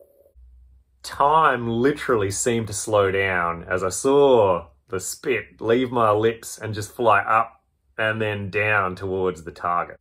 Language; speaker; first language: English; native; English